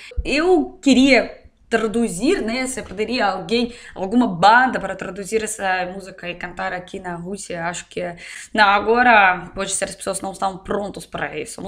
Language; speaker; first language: Portuguese; non-native, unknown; Russian